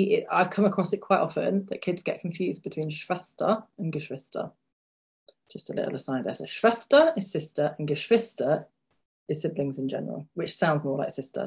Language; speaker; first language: English; native; English